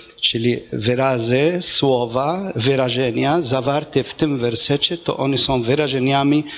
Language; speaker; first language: Polish; non-native, fluent; Arabic